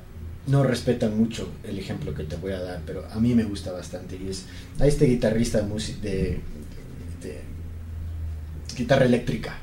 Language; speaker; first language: Spanish; native; Spanish